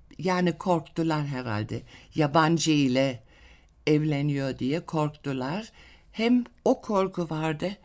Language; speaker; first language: Turkish; non-native, fluent; German